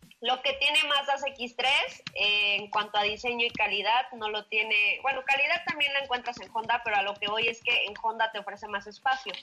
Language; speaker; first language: Spanish; native; Spanish